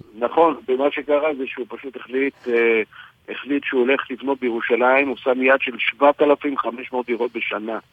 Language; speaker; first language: Hebrew; native; Hebrew